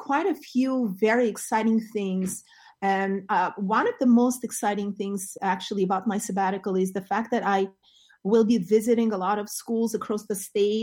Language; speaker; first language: English; non-native, fluent; Armenian